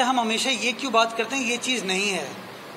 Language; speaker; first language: Urdu; native; Urdu